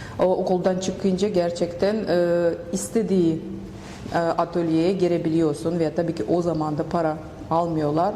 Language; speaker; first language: Turkish; non-native, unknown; Russian